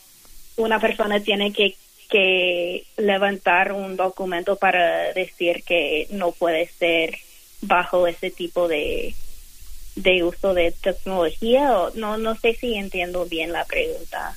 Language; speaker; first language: Spanish; non-native, fluent; English